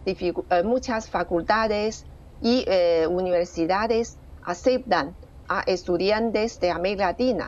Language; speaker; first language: Spanish; non-native, fluent; Chinese